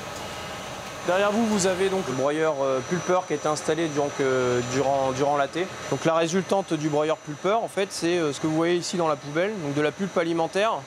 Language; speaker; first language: French; native; French